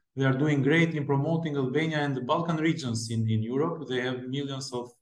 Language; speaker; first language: English; non-native, fluent; Albanian